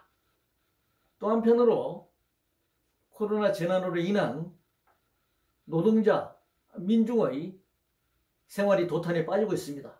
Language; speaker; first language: Korean; native; Korean